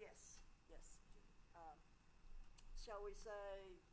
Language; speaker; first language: English; native; English